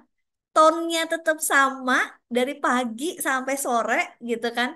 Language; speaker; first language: Indonesian; native; Indonesian